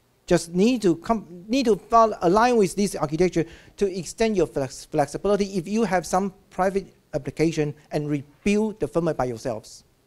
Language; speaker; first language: English; non-native, fluent; Chinese